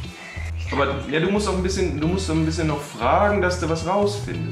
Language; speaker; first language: German; native; German